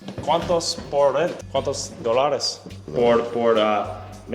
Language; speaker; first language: Spanish; non-native, learner; English